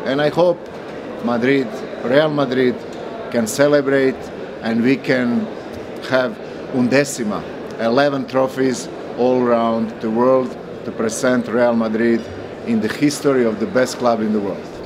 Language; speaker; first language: English; non-native, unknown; Croatian